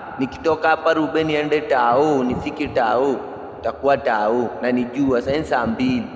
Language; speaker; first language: Swahili; native; Swahili